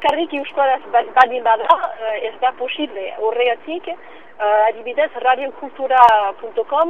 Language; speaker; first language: Basque; non-native, local second language; French